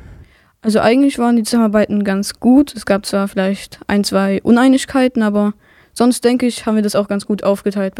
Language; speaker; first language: German; native; German